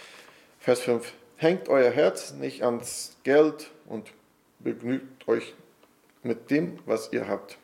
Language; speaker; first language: German; non-native, fluent; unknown